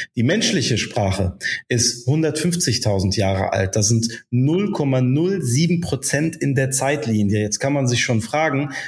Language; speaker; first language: German; early bilingual, other home language; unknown